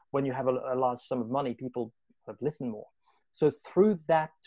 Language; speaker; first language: English; non-native, fluent; French